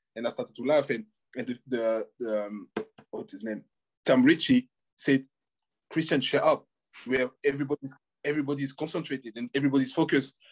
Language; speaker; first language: English; non-native, fluent; French